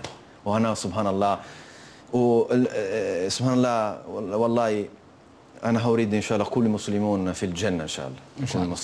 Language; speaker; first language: Arabic; non-native, learner; Italian